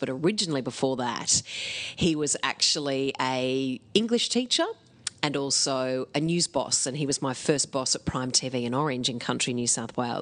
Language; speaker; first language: English; native; English